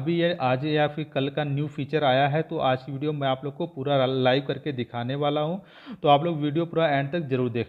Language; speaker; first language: Hindi; native; Hindi